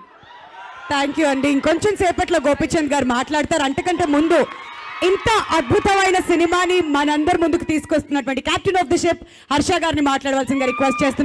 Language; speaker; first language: Telugu; native; Telugu